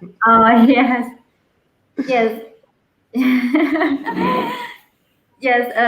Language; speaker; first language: English; non-native, learner; Khmer